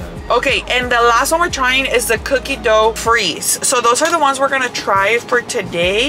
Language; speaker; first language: English; early bilingual, other home language; Spanish